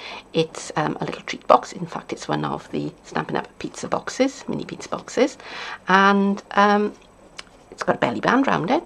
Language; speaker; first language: English; native; English